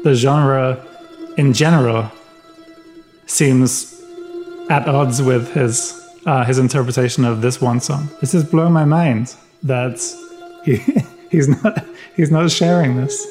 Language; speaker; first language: English; native; English